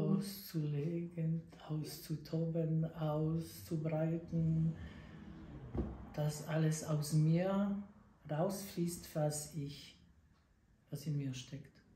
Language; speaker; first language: German; non-native, fluent; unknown